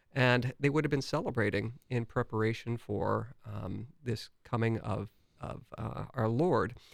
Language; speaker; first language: English; native; English